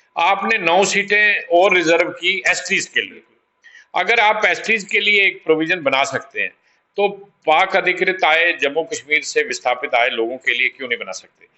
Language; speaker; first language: Hindi; non-native, local second language; Pahari-Potwari